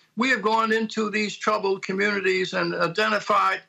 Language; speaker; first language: English; native; English